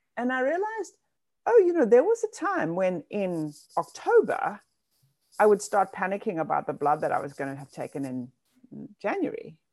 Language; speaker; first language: English; native; English